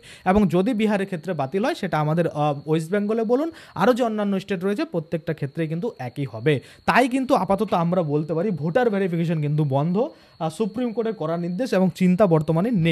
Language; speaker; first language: Bangla; native; Bangla